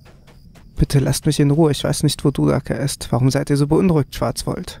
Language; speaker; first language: German; native; German